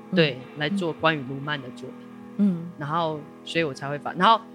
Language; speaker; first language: Chinese; native; Chinese